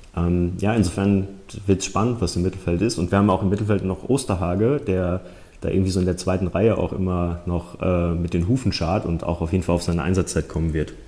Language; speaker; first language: German; native; German